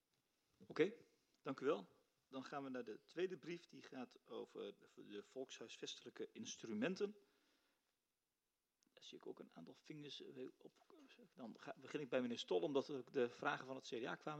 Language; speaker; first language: Dutch; native; Dutch